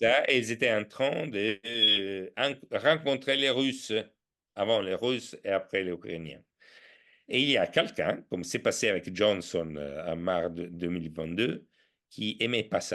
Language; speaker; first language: French; non-native, fluent; Italian